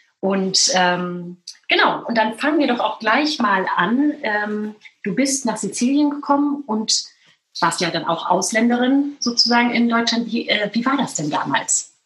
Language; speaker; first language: German; native; German